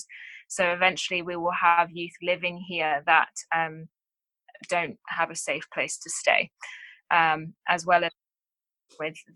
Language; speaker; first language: English; native; English